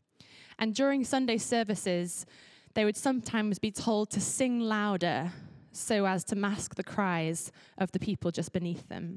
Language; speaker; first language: English; native; English